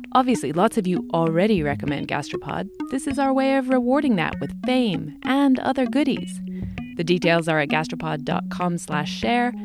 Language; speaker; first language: English; native; English